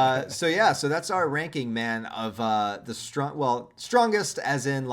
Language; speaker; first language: English; native; English